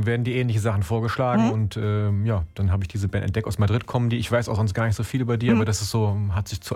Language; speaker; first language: German; native; German